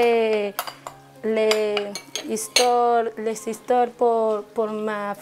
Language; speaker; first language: French; non-native, learner; Spanish